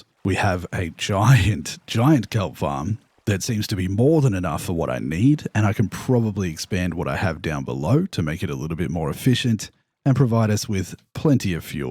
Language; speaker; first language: English; native; English